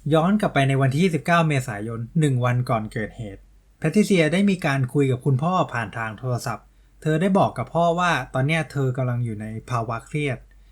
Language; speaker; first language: Thai; native; Thai